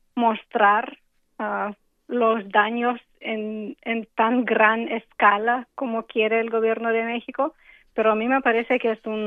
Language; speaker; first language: Spanish; non-native, fluent; English